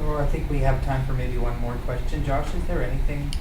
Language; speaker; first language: English; native; English